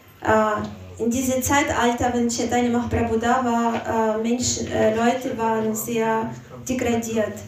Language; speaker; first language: German; non-native, fluent; Russian